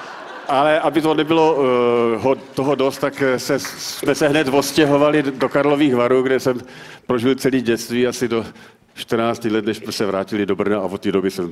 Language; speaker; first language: Czech; native; Czech